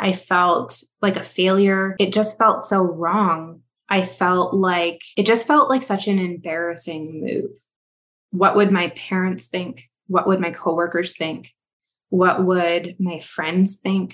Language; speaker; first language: English; native; English